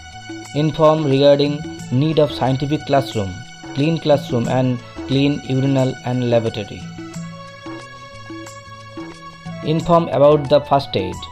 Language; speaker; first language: English; non-native, local second language; Bangla